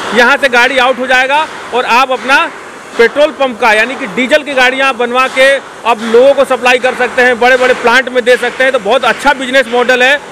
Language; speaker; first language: Hindi; native; Hindi